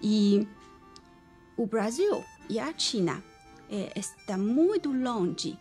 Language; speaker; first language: Portuguese; non-native, learner; Chinese